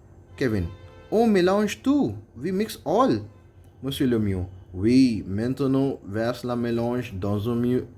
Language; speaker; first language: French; non-native, fluent; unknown